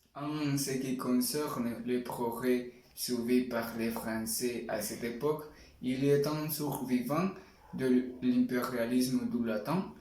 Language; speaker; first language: French; non-native, learner; Spanish